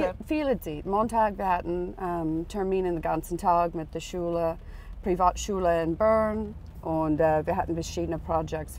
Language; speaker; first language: German; non-native, learner; English